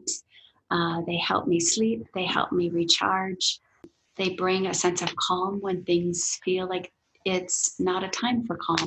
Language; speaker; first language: English; native; English